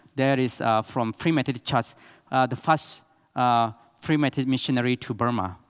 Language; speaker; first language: English; non-native, learner; Burmese